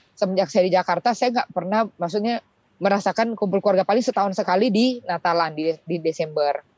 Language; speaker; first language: Indonesian; native; Indonesian